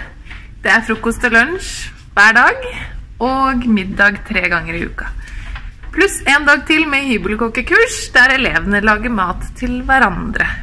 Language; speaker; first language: Norwegian; native; Norwegian